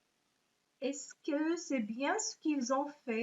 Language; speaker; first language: French; non-native, local second language; Arabic